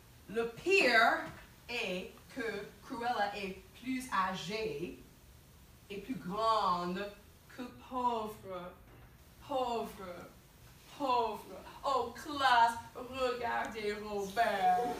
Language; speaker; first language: French; non-native, fluent; English